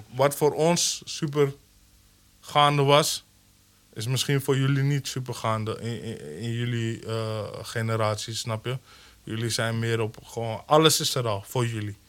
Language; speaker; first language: Dutch; early bilingual, other home language; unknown